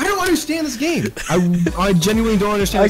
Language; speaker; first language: English; native; English